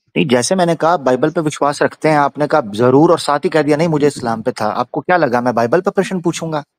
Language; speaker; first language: Hindi; native; Hindi